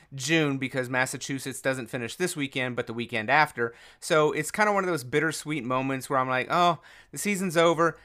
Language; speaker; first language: English; native; English